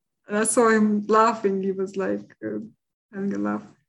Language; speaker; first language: English; non-native, fluent; Turkish